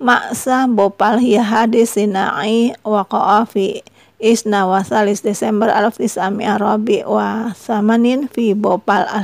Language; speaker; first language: Arabic; non-native, fluent; Indonesian